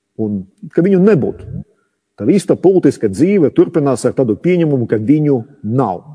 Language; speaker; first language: Latvian; non-native, local second language; Russian